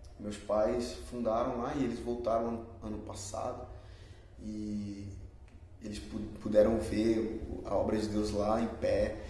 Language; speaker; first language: Portuguese; early bilingual, other home language; Spanish